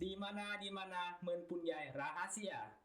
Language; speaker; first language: Indonesian; non-native, learner; Thai